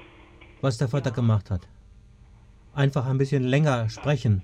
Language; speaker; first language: German; native; German